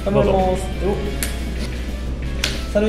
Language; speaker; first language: Japanese; native; Japanese